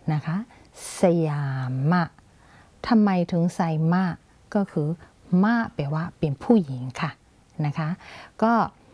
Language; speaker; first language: Thai; non-native, fluent; Burmese